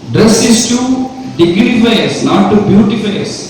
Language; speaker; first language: English; non-native, local second language; Tamil